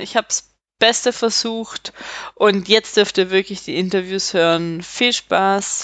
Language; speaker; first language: German; native; German